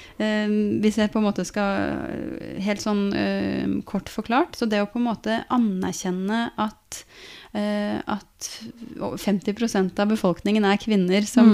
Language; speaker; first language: Norwegian; native; Norwegian